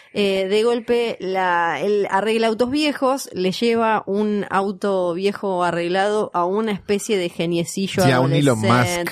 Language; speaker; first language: Spanish; native; Spanish